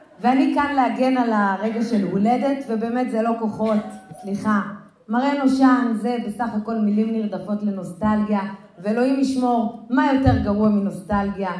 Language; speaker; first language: Hebrew; native; Hebrew